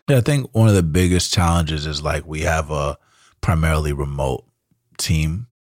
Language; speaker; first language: English; early bilingual, other home language; Spanish